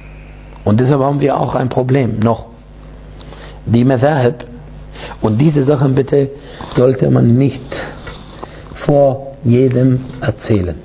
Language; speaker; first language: German; non-native, fluent; Arabic